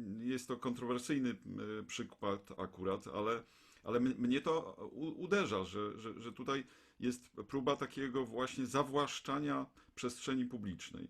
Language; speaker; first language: Polish; native; Polish